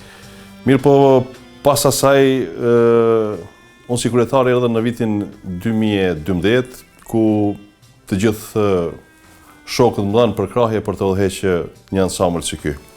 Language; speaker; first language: Albanian; native; Albanian